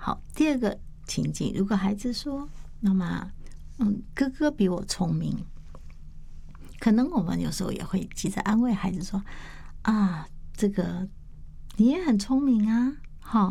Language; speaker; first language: Chinese; native; Chinese